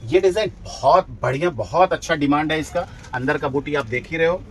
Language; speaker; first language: Hindi; non-native, local second language; Bangla